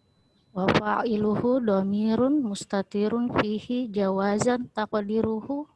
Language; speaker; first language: Arabic; non-native, learner; Malay